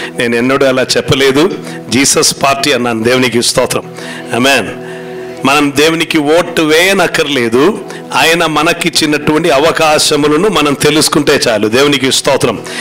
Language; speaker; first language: Telugu; non-native, fluent; Malayalam